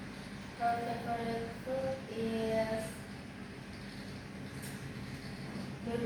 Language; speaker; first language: English; non-native, learner; Indonesian